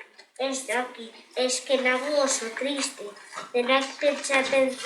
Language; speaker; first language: Basque; non-native, local second language; Spanish